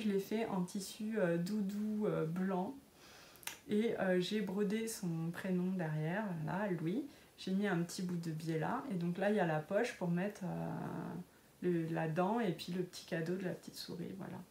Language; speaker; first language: French; native; French